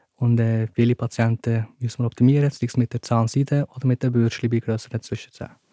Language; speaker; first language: German; early bilingual, other home language; Turkish